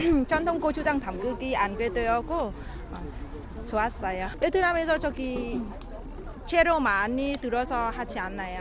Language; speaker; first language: Korean; non-native, learner; Vietnamese